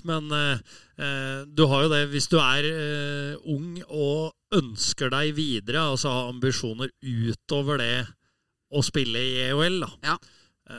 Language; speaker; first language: Norwegian; native; Norwegian